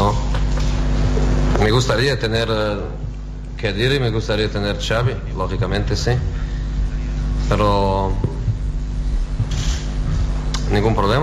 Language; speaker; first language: Spanish; non-native, fluent; Portuguese